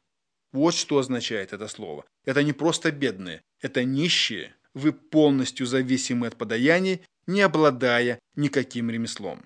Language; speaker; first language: Russian; native; Russian